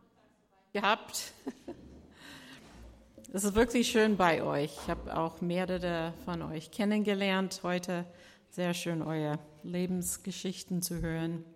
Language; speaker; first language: German; non-native, fluent; English